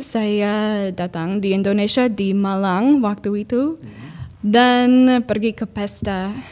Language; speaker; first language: Indonesian; non-native, fluent; English